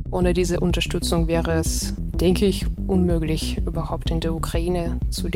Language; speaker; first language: German; non-native, fluent; Ukrainian